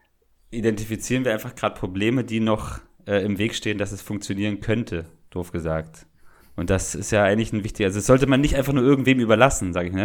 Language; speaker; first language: German; native; German